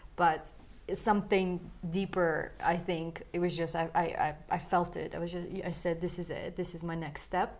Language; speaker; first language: English; early bilingual, other home language; Russian